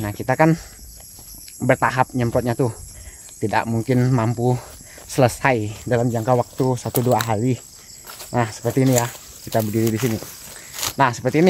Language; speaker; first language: Indonesian; native; Indonesian